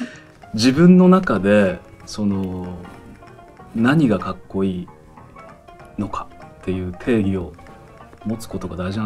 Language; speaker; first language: Japanese; native; Japanese